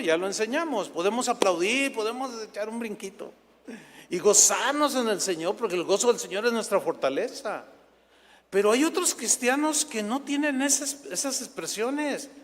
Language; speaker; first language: Spanish; native; Spanish